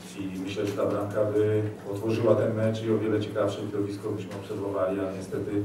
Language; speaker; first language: Polish; native; Polish